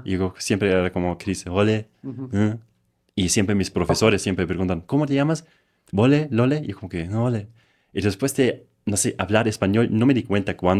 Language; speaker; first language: Spanish; non-native, fluent; German